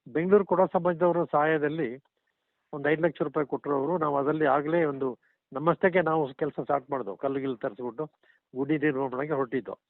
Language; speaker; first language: Kannada; non-native, local second language; Kodava